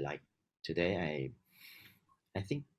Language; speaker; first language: English; non-native, learner; Thai